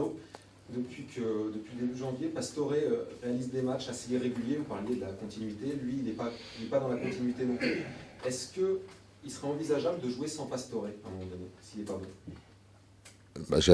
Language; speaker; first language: French; native; French